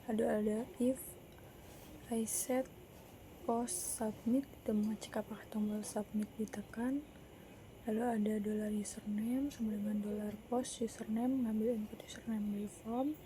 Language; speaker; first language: Indonesian; native; Indonesian